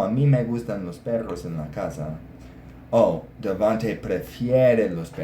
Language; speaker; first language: Spanish; non-native, fluent; English